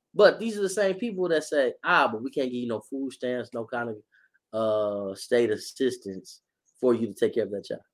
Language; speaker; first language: English; native; English